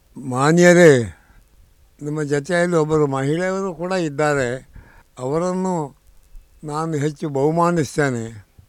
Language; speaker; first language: Kannada; non-native, local second language; Tulu